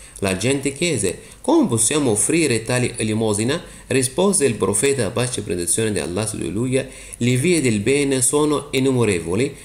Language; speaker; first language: Italian; non-native, fluent; Arabic